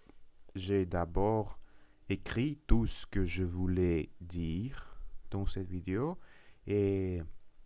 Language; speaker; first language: French; non-native, learner; Russian